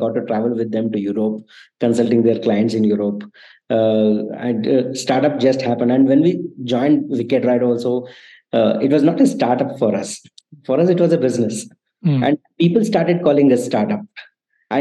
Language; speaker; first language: English; non-native, local second language; Kannada